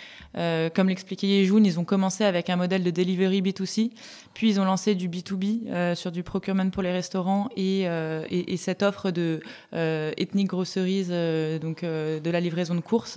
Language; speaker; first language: French; native; French